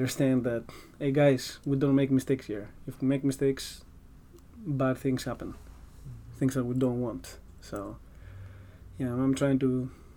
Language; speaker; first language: English; non-native, fluent; Greek